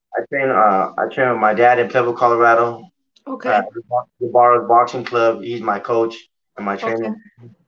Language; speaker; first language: English; native; English